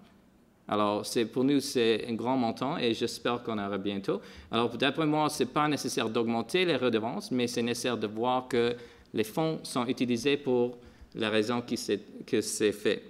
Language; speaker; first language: French; non-native, local second language; English